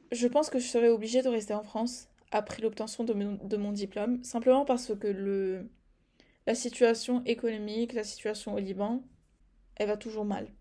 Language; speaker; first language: French; non-native, fluent; Arabic